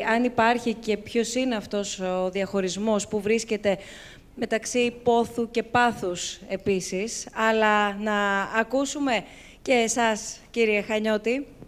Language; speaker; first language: Greek; native; Greek